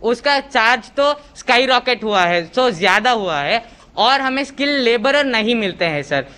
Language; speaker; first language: Hindi; non-native, local second language; Kannada